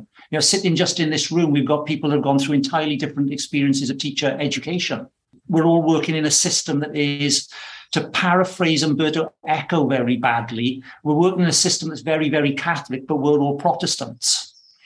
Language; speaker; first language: English; native; English